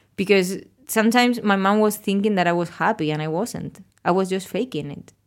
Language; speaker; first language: English; non-native, fluent; Spanish